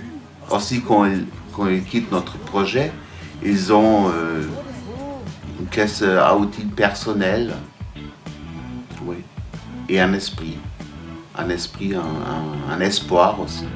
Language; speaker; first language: French; non-native, fluent; German